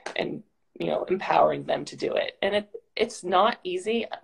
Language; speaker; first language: English; native; English